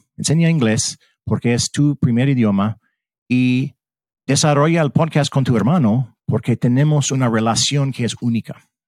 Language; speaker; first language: Spanish; non-native, fluent; English